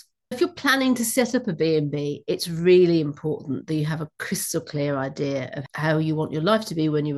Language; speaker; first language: English; native; English